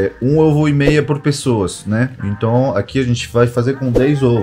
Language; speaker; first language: Portuguese; non-native, fluent; French